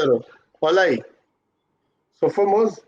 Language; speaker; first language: Portuguese; native; Portuguese